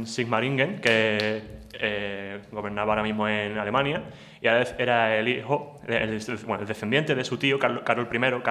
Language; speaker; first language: Spanish; native; Spanish